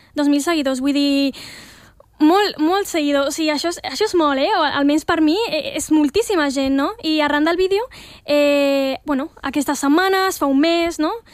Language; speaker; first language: Catalan; early bilingual, other home language; Arabic